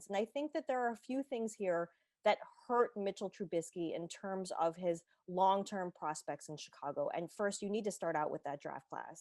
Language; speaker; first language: English; native; English